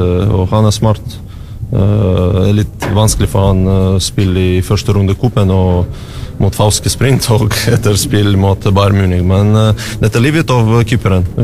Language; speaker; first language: Norwegian; non-native, learner; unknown